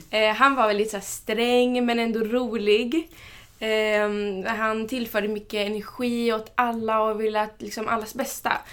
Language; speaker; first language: Swedish; early bilingual, other home language; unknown